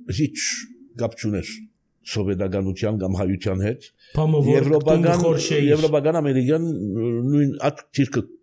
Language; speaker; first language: Armenian; early bilingual, heritage; Armenian